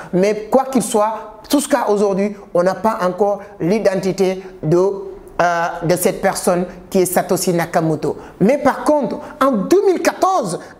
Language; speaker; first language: French; non-native, local second language; Wolof